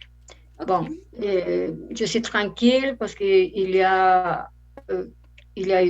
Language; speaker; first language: French; non-native, learner; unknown